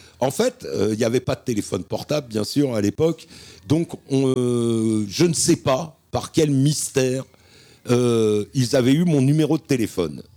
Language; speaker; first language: French; native; French